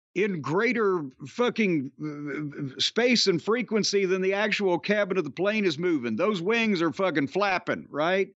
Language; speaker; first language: English; native; English